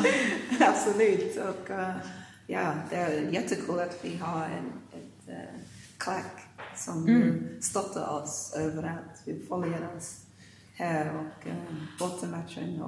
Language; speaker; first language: Swedish; non-native, learner; English